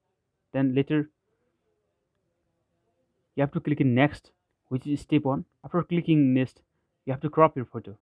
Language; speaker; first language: English; non-native, fluent; Nepali